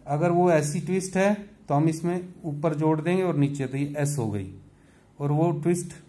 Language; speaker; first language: Hindi; native; Hindi